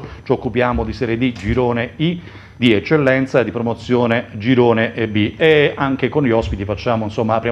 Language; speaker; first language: Italian; native; Italian